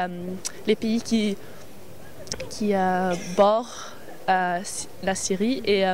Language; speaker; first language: French; non-native, local second language; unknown